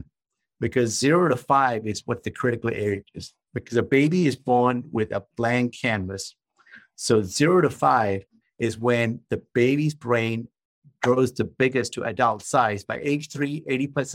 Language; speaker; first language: English; non-native, local second language; Tamil